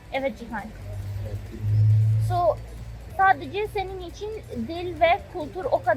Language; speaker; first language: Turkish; non-native, learner; Urdu